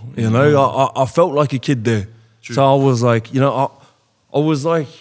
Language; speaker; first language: English; native; English